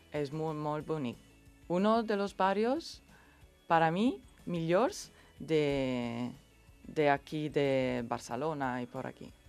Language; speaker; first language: Catalan; non-native, learner; Italian